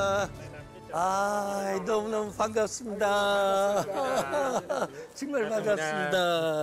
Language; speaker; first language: Korean; native; Korean